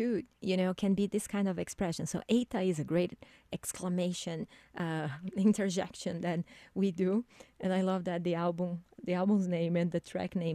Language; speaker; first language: English; non-native, fluent; Portuguese